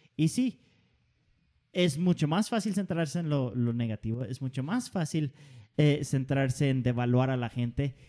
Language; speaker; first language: Spanish; non-native, fluent; Danish